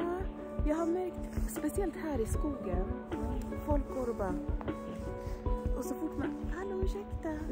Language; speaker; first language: Swedish; early bilingual, other home language; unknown